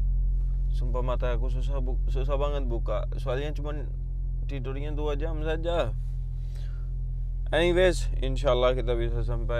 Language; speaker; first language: Indonesian; non-native, fluent; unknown